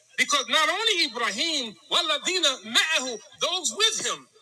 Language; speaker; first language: English; native; English